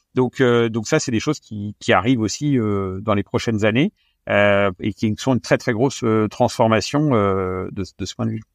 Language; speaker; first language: French; native; French